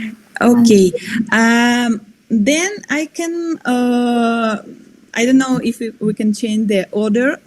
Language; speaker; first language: English; non-native, learner; Spanish